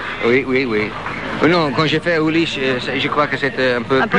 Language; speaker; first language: French; non-native, fluent; English